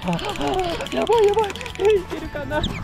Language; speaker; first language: Japanese; native; Japanese